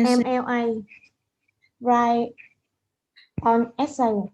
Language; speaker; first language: English; non-native, learner; Vietnamese